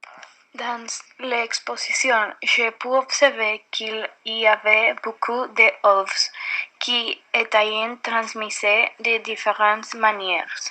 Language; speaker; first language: French; non-native, learner; Spanish